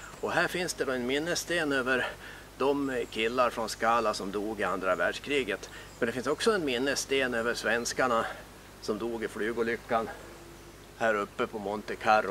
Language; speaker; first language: Swedish; native; Swedish